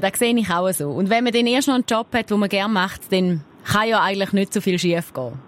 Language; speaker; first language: German; native; German